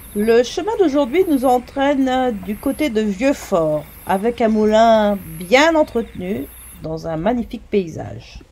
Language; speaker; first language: French; native; French